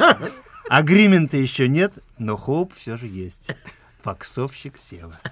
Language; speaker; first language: Russian; native; Russian